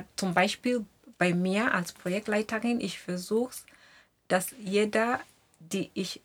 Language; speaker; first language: German; non-native, fluent; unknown